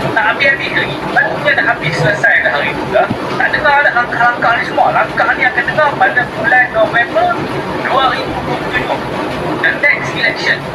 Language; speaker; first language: Malay; native; Malay